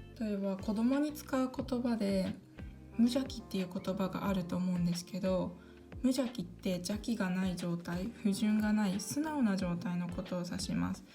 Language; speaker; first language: Japanese; early bilingual, other home language; Korean